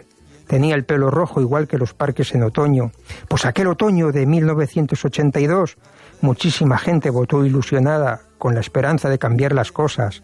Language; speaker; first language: Spanish; native; Spanish